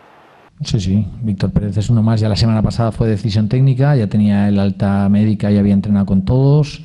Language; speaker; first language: Spanish; native; Spanish